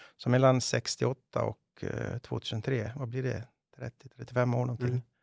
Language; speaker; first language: Swedish; native; Swedish